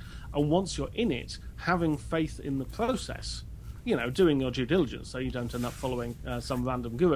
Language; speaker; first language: English; native; English